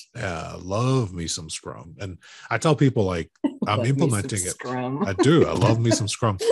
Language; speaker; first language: English; native; English